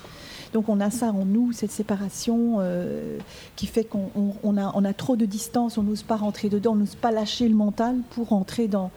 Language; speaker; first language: French; native; French